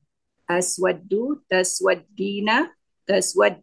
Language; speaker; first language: Arabic; non-native, learner; Indonesian